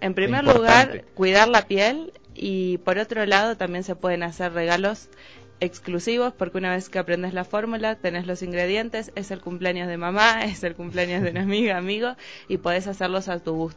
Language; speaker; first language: Spanish; native; Spanish